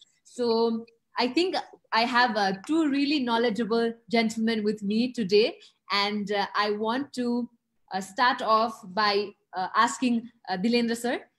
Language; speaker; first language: English; non-native, local second language; Nepali